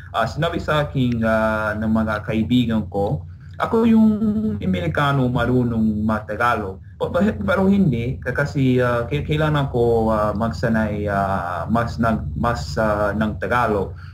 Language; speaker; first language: Filipino; non-native, learner; English